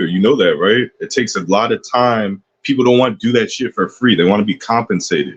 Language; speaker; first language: English; native; English